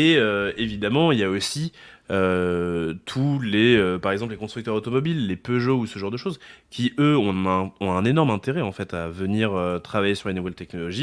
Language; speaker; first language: French; native; French